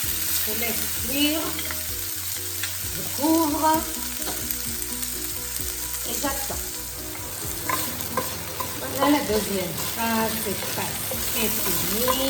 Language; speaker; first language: French; non-native, fluent; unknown